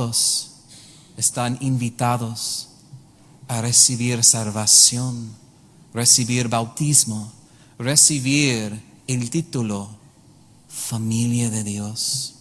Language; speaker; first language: Spanish; non-native, learner; English